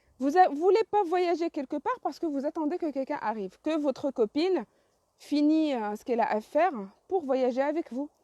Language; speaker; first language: French; non-native, local second language; Arabic